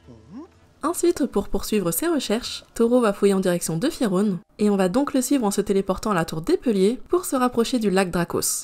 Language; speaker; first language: French; native; French